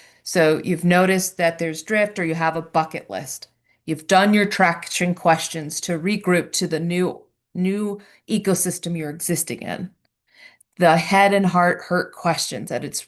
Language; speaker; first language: English; native; English